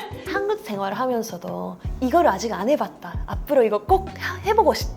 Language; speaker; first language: Korean; non-native, fluent; Japanese